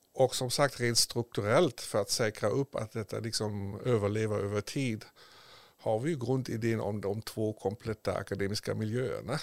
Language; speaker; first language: Swedish; native; Swedish